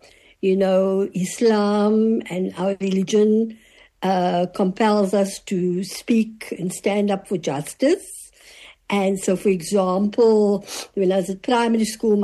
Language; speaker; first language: English; native; English